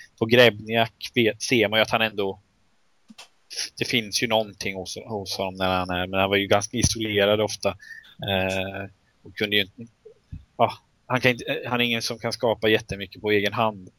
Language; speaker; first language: Swedish; native; Swedish